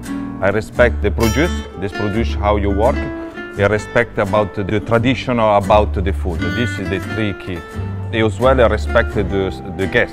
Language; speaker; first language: English; non-native, learner; Italian